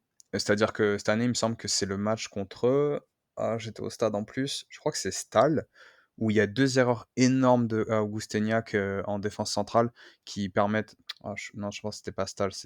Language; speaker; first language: French; native; French